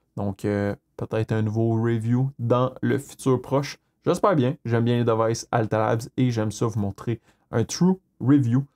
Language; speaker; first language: French; native; French